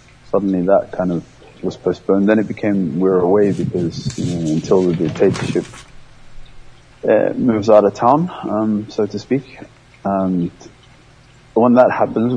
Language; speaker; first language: English; early bilingual, other home language; Somali